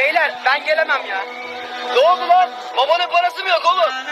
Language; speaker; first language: Turkish; native; Turkish